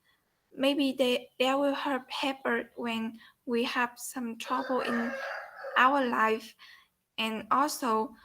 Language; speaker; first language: English; non-native, learner; Vietnamese